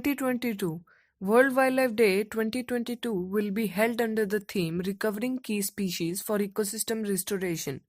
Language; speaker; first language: English; non-native, local second language; Hindi